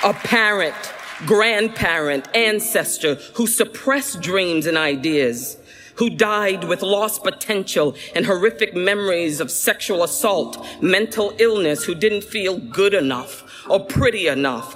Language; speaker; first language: English; native; English